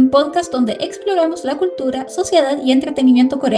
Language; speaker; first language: Spanish; native; Spanish